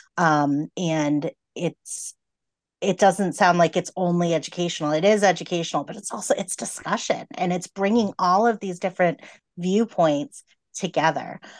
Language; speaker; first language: English; native; English